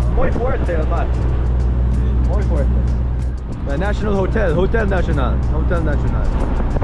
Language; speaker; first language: Spanish; non-native, learner; English